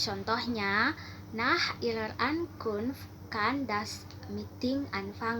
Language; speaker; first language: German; non-native, learner; Indonesian